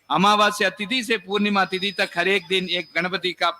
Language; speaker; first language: Hindi; non-native, local second language; Tamil